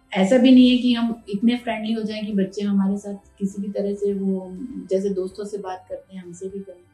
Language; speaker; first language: Hindi; native; Hindi